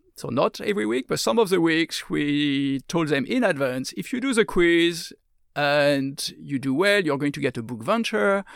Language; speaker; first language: English; non-native, fluent; French